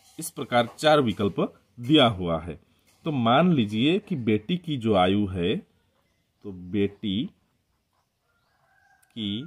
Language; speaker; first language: Hindi; non-native, local second language; Marathi